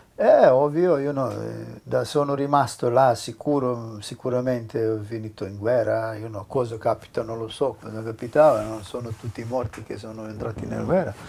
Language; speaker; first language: Italian; non-native, learner; Serbian